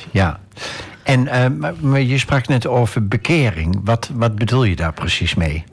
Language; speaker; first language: Dutch; native; Dutch